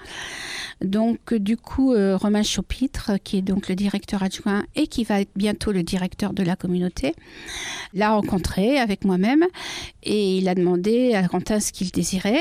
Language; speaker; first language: French; native; French